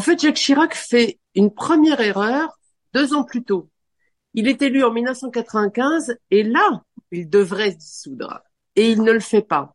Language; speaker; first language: French; native; French